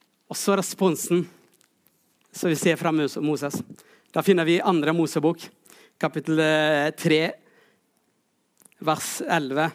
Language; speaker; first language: Norwegian; non-native, fluent; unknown